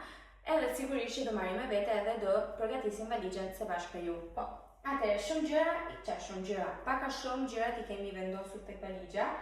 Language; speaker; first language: Albanian; early bilingual, heritage; Albanian